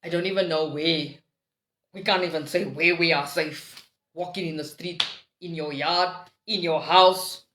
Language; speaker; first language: English; non-native, local second language; Afrikaans